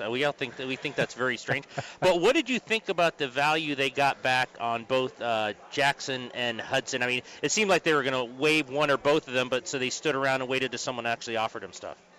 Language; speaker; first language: English; native; English